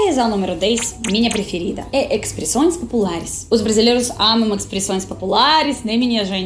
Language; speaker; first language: Portuguese; non-native, fluent; Russian